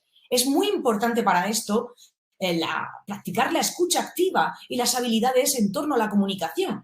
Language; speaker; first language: Spanish; native; Spanish